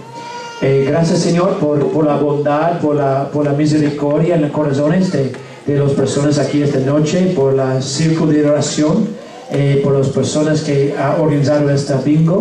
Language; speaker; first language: Spanish; non-native, learner; English